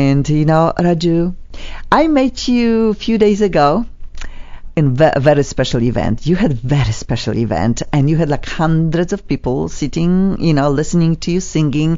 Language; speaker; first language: English; non-native, fluent; Polish